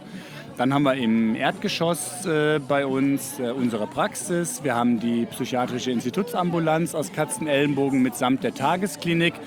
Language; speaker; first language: German; native; German